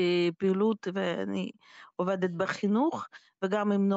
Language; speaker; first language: Hebrew; non-native, fluent; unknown